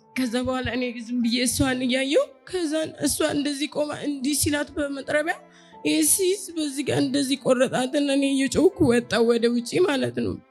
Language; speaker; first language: Amharic; non-native, local second language; Oromo